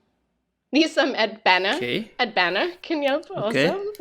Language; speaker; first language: Danish; non-native, fluent; English